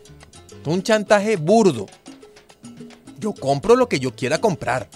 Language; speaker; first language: Spanish; native; Spanish